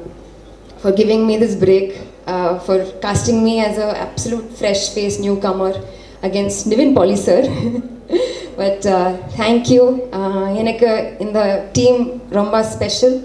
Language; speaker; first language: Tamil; non-native, learner; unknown